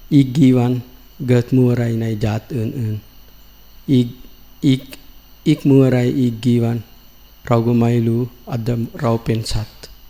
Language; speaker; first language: Thai; non-native, learner; Sinhala